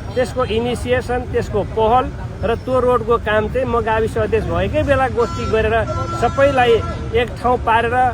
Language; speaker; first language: Nepali; non-native, local second language; Maithili